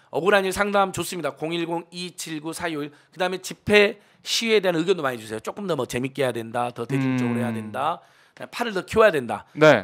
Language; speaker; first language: Korean; native; Korean